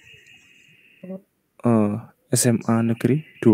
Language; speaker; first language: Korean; non-native, learner; Indonesian